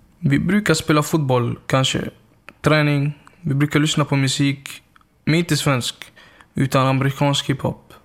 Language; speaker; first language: Swedish; early bilingual, other home language; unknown